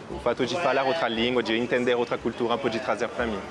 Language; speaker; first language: Portuguese; non-native, fluent; French